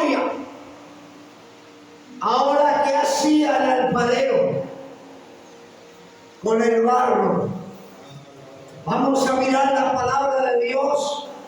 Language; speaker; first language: Spanish; native; Spanish